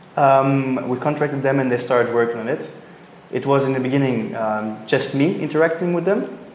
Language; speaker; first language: English; non-native, fluent; Dutch